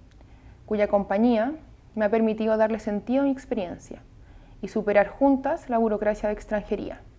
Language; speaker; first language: Spanish; native; Spanish